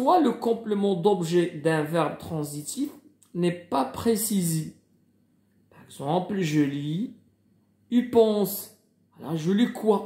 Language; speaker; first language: French; non-native, local second language; Arabic